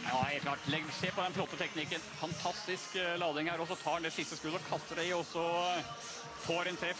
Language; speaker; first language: Norwegian; native; Norwegian